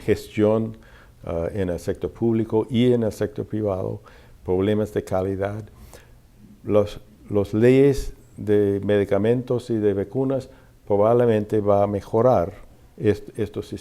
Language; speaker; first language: Spanish; non-native, fluent; English